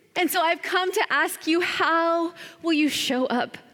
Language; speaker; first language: English; native; English